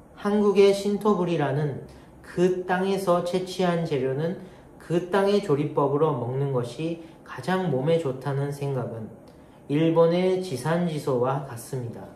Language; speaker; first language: Korean; non-native, learner; Japanese